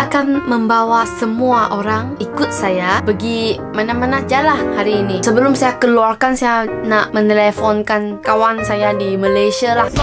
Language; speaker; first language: Indonesian; non-native, local second language; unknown